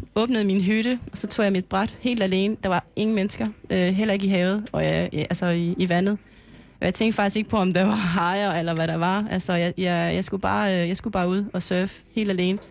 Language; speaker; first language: Danish; non-native, fluent; French